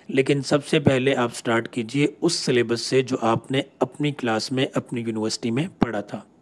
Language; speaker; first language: Urdu; non-native, local second language; Punjabi